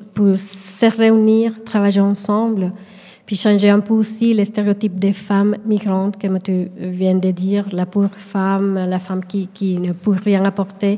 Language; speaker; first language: French; non-native, fluent; Spanish